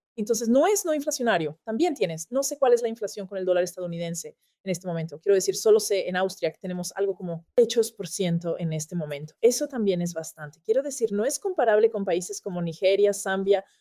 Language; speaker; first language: Spanish; non-native, fluent; German